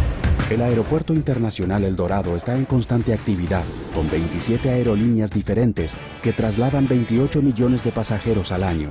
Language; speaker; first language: Spanish; native; Spanish